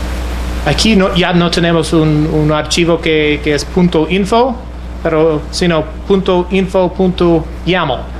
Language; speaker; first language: Spanish; non-native, fluent; English